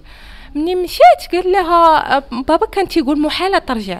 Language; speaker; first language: Arabic; native; Arabic